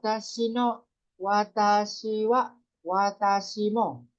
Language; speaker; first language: Japanese; non-native, fluent; Filipino